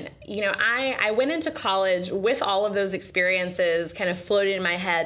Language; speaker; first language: English; native; English